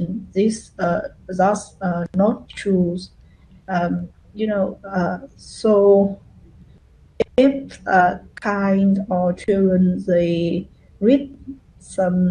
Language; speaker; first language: English; non-native, learner; Vietnamese